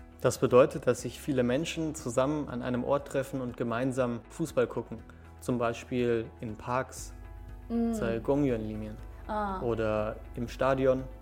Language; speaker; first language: German; early bilingual, other home language; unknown